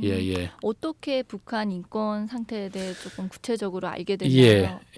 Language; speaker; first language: Korean; native; Korean